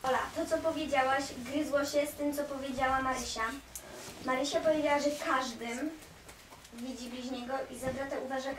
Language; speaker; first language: Polish; native; Polish